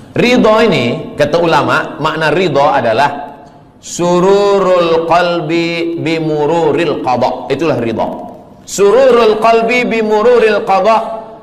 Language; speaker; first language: Malay; native; Malay